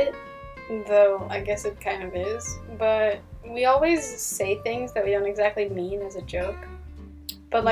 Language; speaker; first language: English; early bilingual, other home language; Hebrew